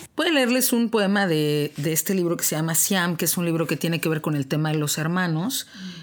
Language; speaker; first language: Spanish; native; Spanish